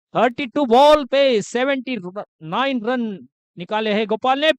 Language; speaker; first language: Hindi; non-native, local second language; Marathi